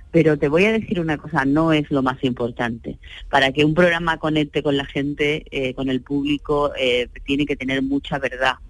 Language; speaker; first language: Spanish; native; Spanish